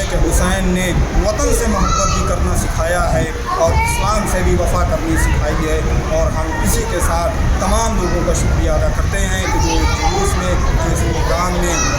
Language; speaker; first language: Urdu; non-native, local second language; Punjabi